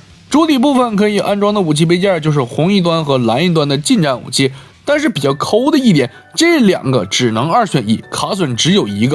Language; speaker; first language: Chinese; native; Chinese